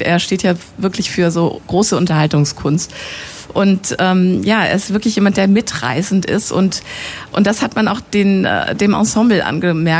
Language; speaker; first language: German; native; German